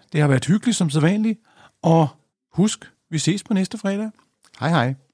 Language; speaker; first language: Danish; native; Danish